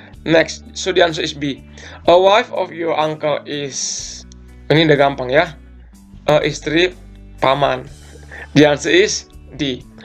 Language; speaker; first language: English; non-native, fluent; Indonesian